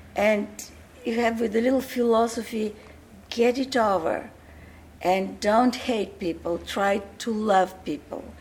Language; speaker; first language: English; early bilingual, other home language; Bulgarian